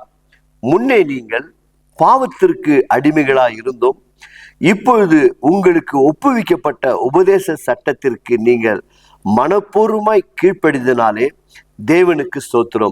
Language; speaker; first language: Tamil; native; Tamil